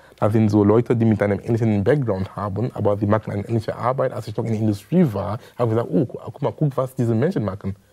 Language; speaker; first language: German; non-native, fluent; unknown